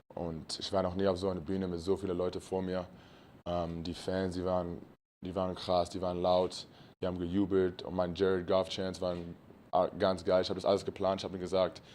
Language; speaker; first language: German; early bilingual, other home language; English